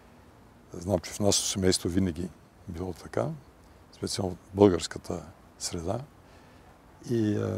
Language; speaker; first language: Bulgarian; early bilingual, heritage; Bulgarian